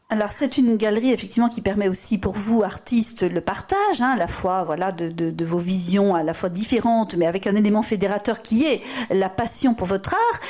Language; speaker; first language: French; native; French